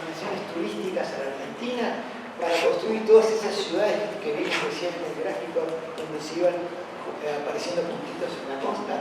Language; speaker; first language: Spanish; native; Spanish